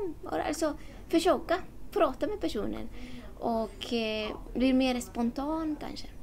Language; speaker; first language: Swedish; non-native, learner; Spanish